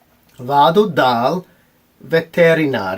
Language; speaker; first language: Italian; non-native, fluent; English